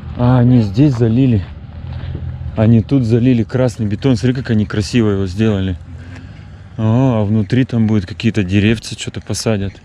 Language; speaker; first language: Russian; native; Russian